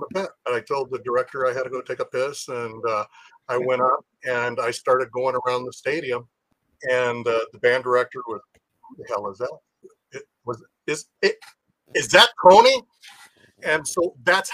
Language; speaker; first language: English; native; English